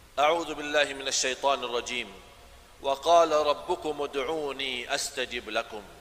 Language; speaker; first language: Malay; non-native, fluent; Arabic